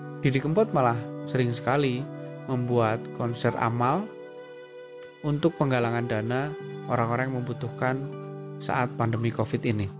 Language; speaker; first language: Indonesian; native; Indonesian